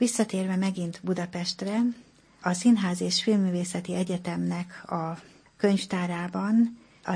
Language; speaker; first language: Hungarian; native; Hungarian